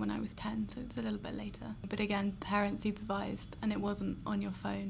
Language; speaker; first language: English; native; English